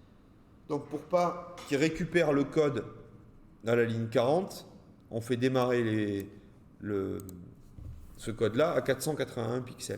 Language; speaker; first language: French; native; French